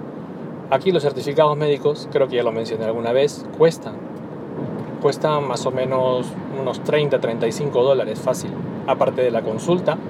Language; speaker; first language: Spanish; native; Spanish